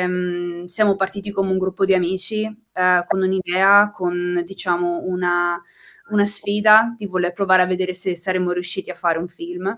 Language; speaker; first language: Italian; native; Italian